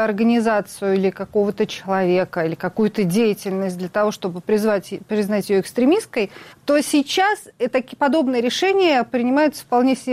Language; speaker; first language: Russian; native; Russian